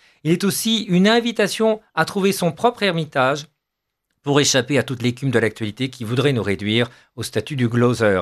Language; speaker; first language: French; native; French